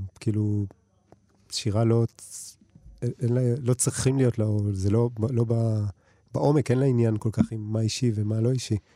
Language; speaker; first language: Hebrew; early bilingual, other home language; Russian